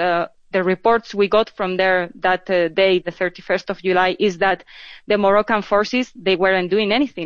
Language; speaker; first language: English; non-native, fluent; Spanish